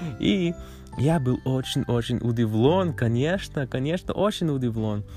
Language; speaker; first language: Russian; non-native, learner; English